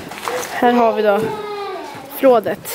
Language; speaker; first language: Swedish; native; Swedish